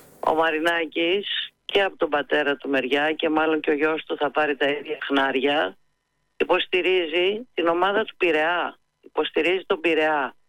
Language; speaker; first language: Greek; native; Greek